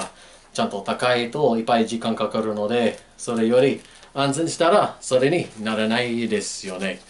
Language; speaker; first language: Japanese; non-native, learner; English